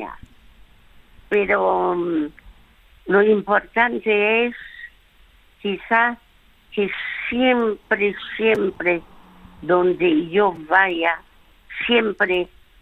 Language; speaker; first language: Spanish; early bilingual, other home language; French